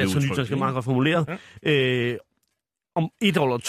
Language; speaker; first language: Danish; early bilingual, other home language; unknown